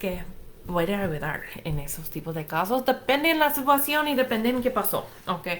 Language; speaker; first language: Spanish; non-native, fluent; English